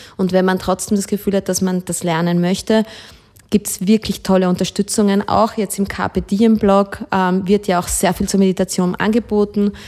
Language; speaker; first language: German; early bilingual, other home language; Spanish